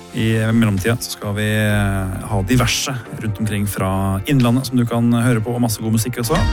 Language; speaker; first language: Norwegian; native; Norwegian